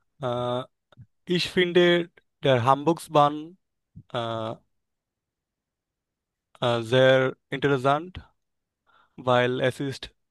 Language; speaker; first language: German; non-native, learner; Bangla